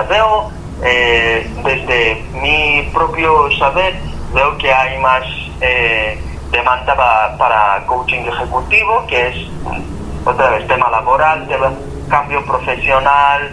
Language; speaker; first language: Spanish; non-native, fluent; Hebrew